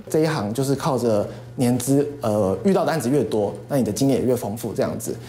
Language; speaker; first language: Chinese; native; Chinese